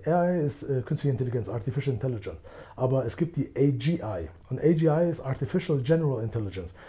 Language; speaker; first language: German; early bilingual, other home language; Albanian